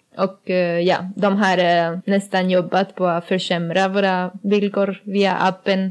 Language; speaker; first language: Swedish; non-native, learner; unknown